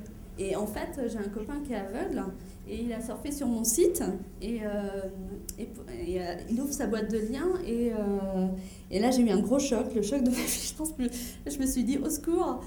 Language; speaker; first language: French; native; French